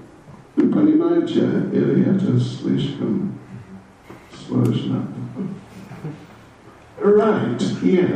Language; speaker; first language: Russian; non-native, learner; English